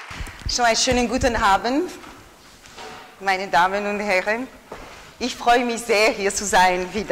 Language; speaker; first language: German; non-native, fluent; French